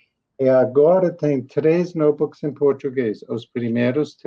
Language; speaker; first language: Portuguese; non-native, learner; English